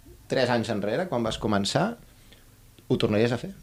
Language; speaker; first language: Catalan; native; Catalan